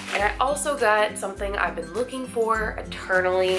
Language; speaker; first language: English; native; English